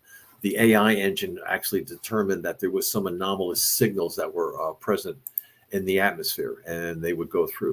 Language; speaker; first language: English; native; English